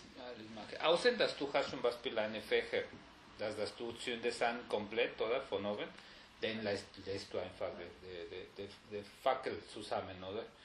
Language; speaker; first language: German; non-native, fluent; Spanish